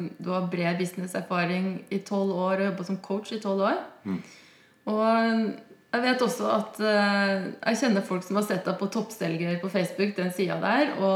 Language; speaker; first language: Norwegian; native; Norwegian